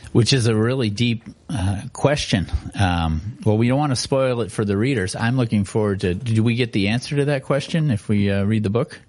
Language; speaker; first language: English; native; English